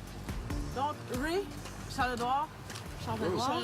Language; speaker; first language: French; native; French